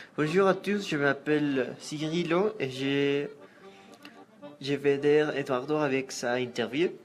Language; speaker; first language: French; non-native, learner; Spanish